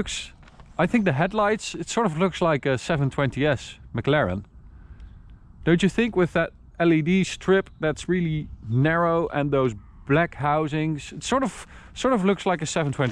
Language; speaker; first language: English; non-native, fluent; Dutch